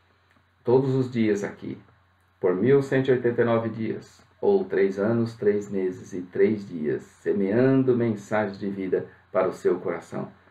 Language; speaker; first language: Portuguese; native; Portuguese